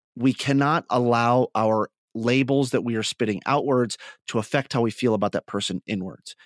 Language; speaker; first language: English; native; English